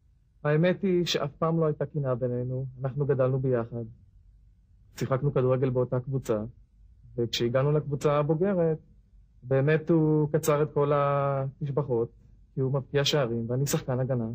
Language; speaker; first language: Hebrew; native; Hebrew